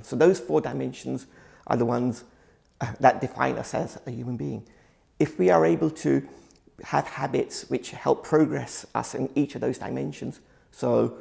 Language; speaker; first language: English; early bilingual, other home language; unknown